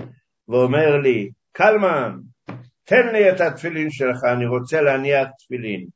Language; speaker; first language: Hebrew; early bilingual, other home language; Hungarian